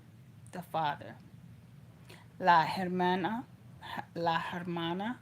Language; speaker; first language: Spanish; non-native, learner; English